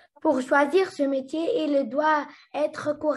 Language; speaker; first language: French; non-native, learner; Arabic